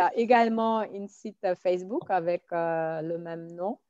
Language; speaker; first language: French; non-native, fluent; German